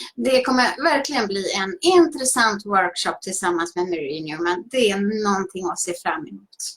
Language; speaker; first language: Swedish; native; Swedish